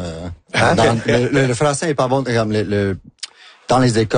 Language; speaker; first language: French; non-native, local second language; English